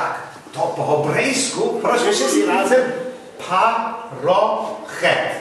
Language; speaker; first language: Polish; non-native, learner; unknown